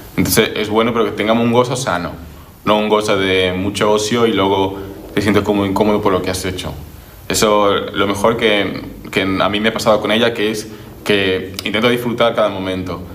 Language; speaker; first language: Spanish; native; Spanish